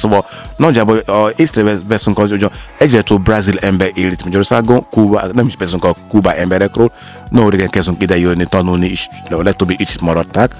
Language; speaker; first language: Hungarian; non-native, learner; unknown